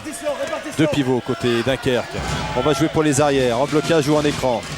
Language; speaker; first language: French; native; French